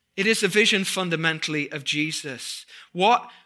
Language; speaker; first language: English; native; English